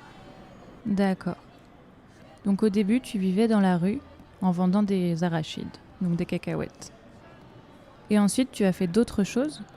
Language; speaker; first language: French; native; French